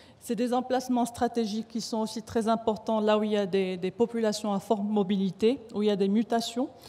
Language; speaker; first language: French; non-native, local second language; Arabic